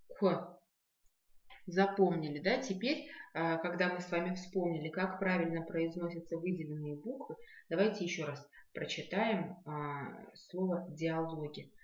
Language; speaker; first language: Russian; non-native, local second language; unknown